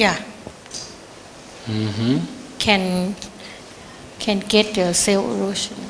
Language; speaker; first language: English; non-native, learner; Thai